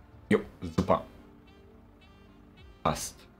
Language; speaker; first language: German; native; German